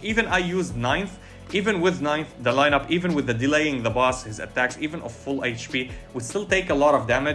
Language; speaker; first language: English; non-native, fluent; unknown